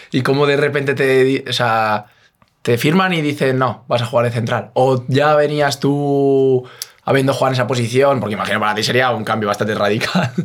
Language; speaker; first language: Spanish; native; Spanish